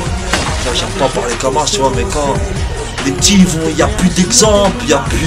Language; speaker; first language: French; early bilingual, other home language; Arabic